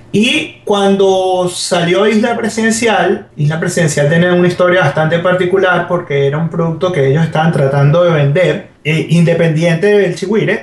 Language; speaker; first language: Spanish; native; Spanish